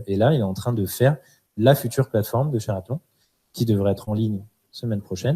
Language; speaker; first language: French; native; French